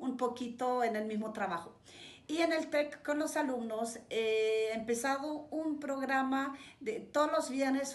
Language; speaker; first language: Spanish; non-native, fluent; French